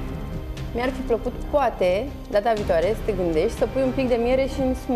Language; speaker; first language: Romanian; native; Romanian